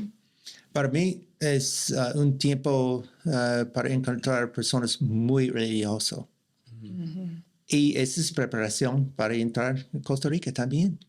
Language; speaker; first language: Spanish; non-native, learner; English